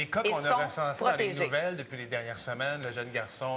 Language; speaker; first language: French; native; French